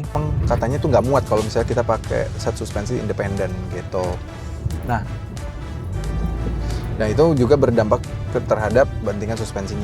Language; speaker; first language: Indonesian; native; Indonesian